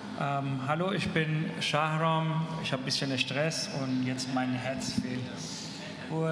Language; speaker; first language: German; non-native, learner; Persian